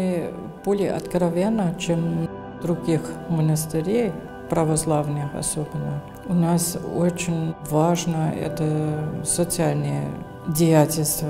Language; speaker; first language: Russian; non-native, fluent; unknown